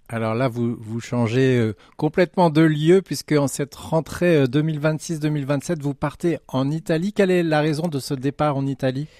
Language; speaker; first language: French; native; French